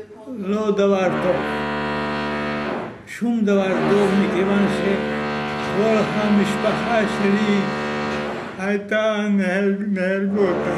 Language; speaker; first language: Hebrew; non-native, fluent; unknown